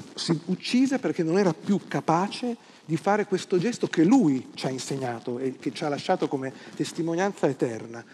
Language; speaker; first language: Italian; native; Italian